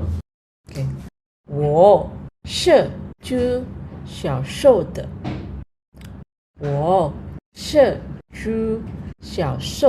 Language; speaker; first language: Chinese; non-native, fluent; Indonesian